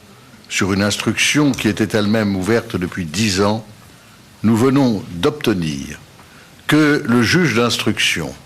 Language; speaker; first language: French; native; French